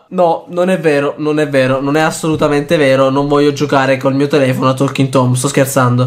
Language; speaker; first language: Italian; native; Italian